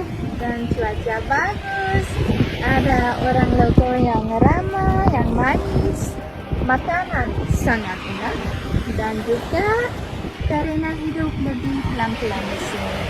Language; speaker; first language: Indonesian; non-native, learner; English